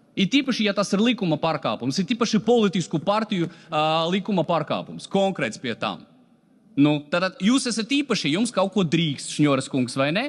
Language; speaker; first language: Latvian; non-native, local second language; Russian